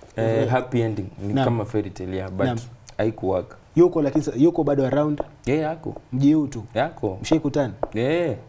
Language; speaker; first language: Swahili; native; Swahili